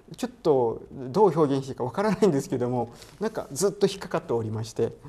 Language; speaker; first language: Japanese; native; Japanese